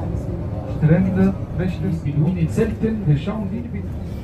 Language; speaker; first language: German; non-native, fluent; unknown